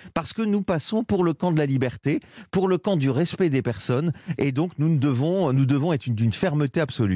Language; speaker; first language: French; native; French